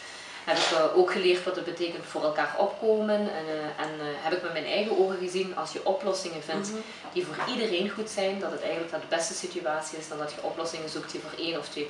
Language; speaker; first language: Dutch; early bilingual, other home language; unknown